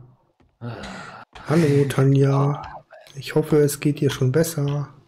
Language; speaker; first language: English; non-native, fluent; German